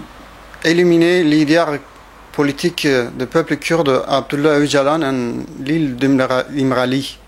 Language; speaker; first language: French; non-native, fluent; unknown